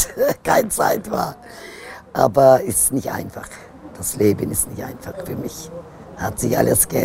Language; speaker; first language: German; non-native, fluent; Turkish